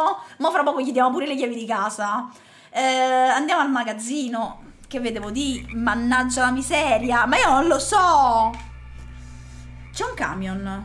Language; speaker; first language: Italian; native; Italian